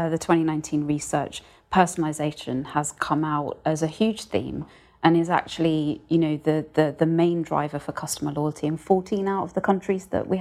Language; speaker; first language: English; native; English